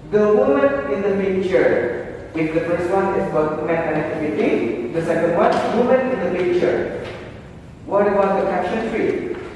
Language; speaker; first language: English; non-native, fluent; Indonesian